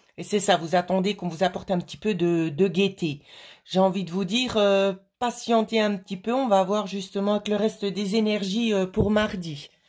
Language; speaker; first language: French; native; French